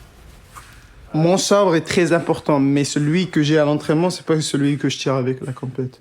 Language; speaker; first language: French; non-native, local second language; Arabic